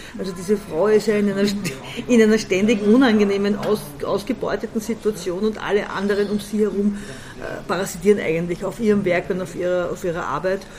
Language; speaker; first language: German; native; German